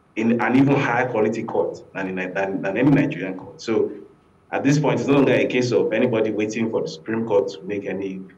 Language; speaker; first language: English; non-native, local second language; Yoruba